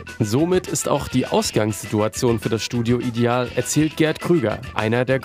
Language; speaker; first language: German; native; German